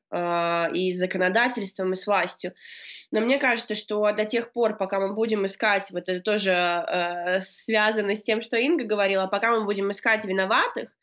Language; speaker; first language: Russian; native; Russian